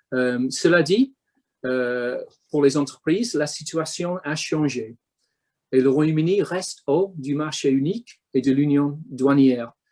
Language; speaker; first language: French; non-native, fluent; English